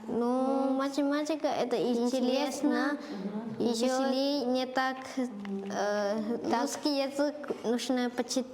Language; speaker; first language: Russian; non-native, learner; Chinese